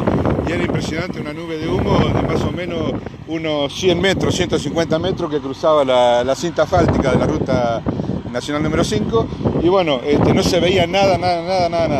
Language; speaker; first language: Spanish; native; Spanish